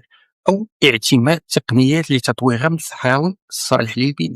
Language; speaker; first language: Arabic; native; Arabic